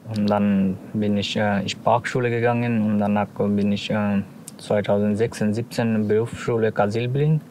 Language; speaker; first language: German; non-native, learner; Bangla